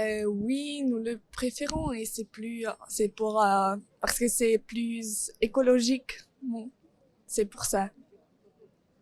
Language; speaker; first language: French; non-native, learner; German